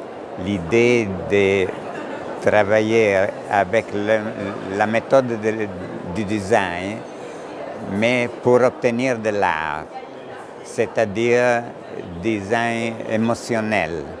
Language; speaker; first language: French; non-native, learner; Italian